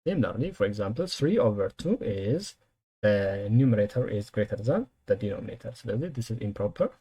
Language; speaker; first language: English; non-native, local second language; Amharic